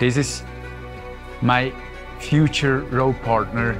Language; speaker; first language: English; non-native, fluent; Swiss German